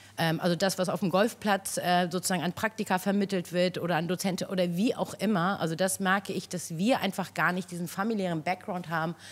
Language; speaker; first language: German; native; German